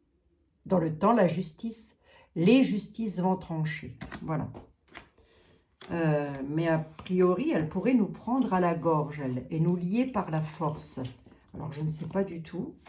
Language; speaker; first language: French; native; French